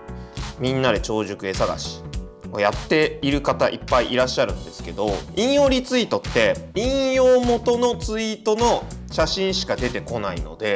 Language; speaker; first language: Japanese; native; Japanese